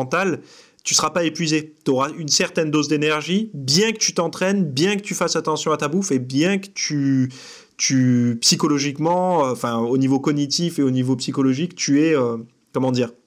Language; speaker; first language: French; native; French